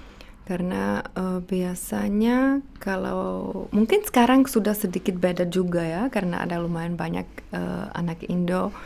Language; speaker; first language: Indonesian; non-native, fluent; Czech